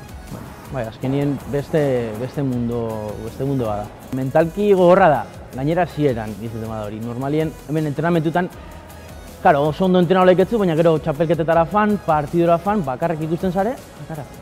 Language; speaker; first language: Basque; native; Basque